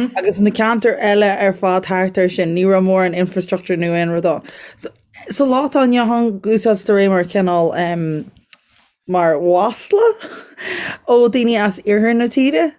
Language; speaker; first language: Irish; native; Irish